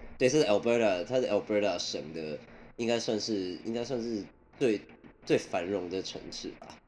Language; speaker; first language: Chinese; early bilingual, other home language; Min Nan Chinese